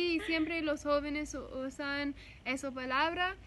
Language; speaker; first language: Spanish; non-native, learner; English